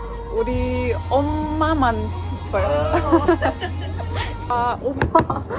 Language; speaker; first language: Korean; non-native, fluent; Danish